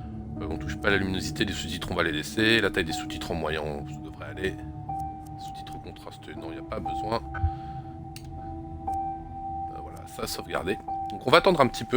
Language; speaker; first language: French; native; French